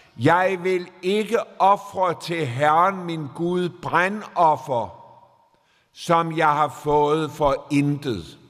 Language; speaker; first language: Danish; native; Danish